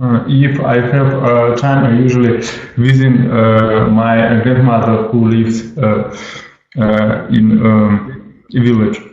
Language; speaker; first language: English; non-native, learner; Russian